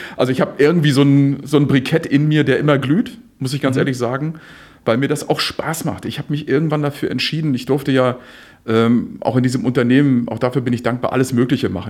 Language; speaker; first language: German; native; German